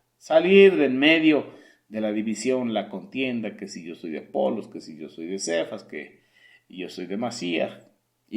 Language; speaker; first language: Spanish; native; Spanish